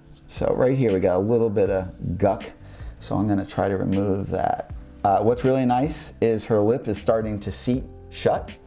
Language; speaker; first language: English; native; English